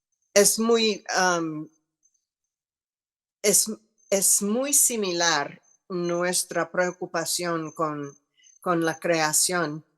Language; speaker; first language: Spanish; non-native, fluent; English